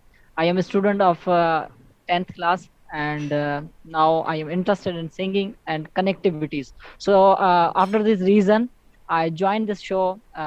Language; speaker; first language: English; non-native, learner; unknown